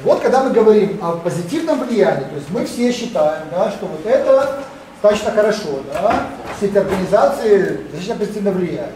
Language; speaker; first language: Russian; native; Russian